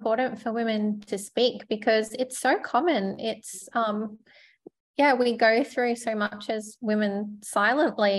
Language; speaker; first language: English; native; English